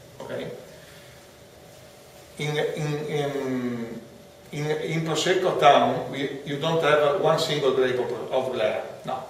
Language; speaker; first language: English; non-native, fluent; Italian